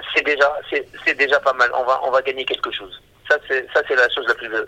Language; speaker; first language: French; non-native, local second language; Arabic